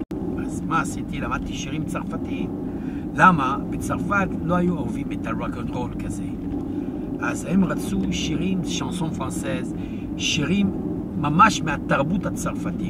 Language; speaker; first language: Hebrew; non-native, fluent; French